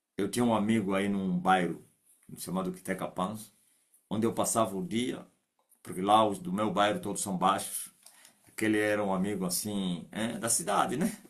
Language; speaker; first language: Portuguese; non-native, local second language; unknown